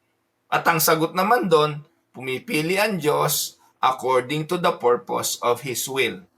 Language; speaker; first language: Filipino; native; Filipino